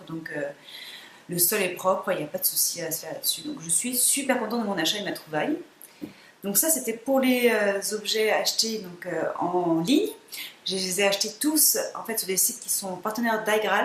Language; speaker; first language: French; native; French